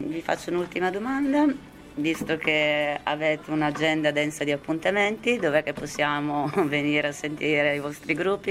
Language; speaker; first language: Italian; native; Italian